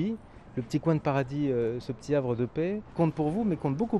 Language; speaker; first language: French; native; French